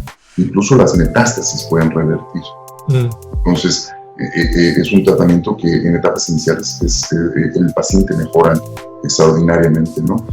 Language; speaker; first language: Spanish; native; Spanish